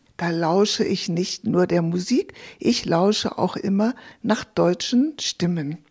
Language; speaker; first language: German; native; German